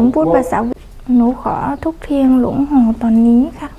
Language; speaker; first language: Thai; non-native, learner; Vietnamese